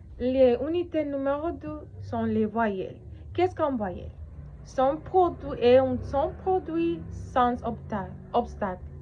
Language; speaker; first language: French; non-native, learner; Spanish